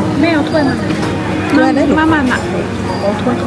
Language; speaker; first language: Chinese; non-native, learner; Thai